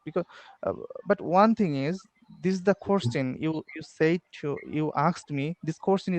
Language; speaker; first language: English; non-native, learner; Bangla